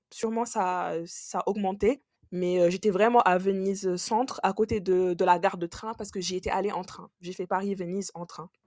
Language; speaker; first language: French; non-native, local second language; Wolof